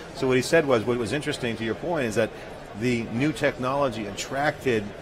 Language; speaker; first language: English; native; English